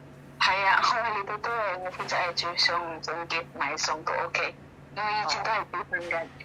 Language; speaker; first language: Cantonese; non-native, fluent; Javanese